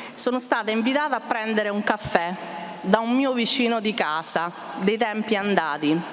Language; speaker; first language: Italian; native; Italian